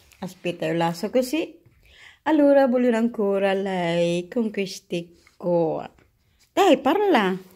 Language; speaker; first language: Italian; non-native, learner; Filipino